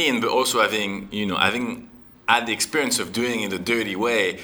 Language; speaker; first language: English; non-native, fluent; French